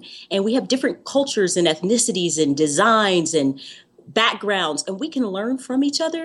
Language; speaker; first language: English; native; English